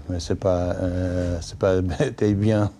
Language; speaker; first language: French; non-native, learner; Dutch